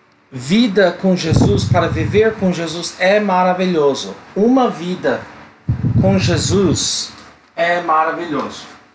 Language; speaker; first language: Portuguese; non-native, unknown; English